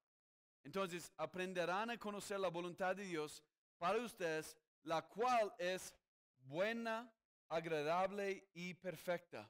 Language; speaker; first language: Spanish; non-native, fluent; English